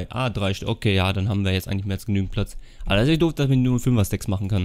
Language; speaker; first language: German; native; German